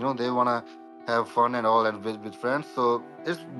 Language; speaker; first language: English; non-native, local second language; Punjabi